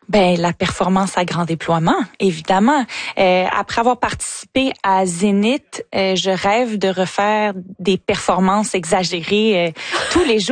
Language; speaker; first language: French; native; French